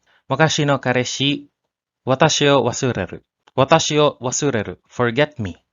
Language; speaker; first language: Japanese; non-native, learner; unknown